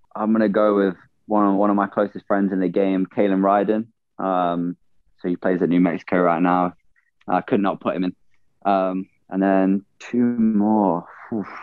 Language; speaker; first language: English; native; English